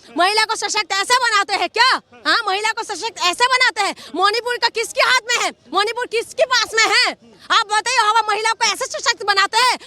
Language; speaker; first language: Hindi; non-native, local second language; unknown